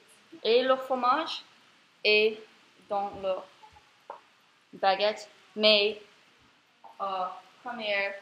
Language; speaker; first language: French; non-native, learner; English